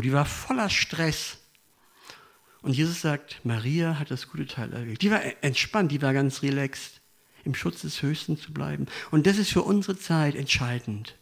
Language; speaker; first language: German; native; German